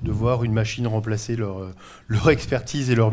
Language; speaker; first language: French; native; French